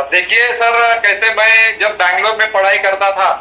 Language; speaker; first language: Hindi; non-native, local second language; Marathi